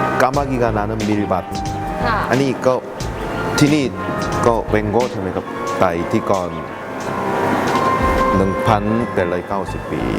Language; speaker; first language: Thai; non-native, learner; Korean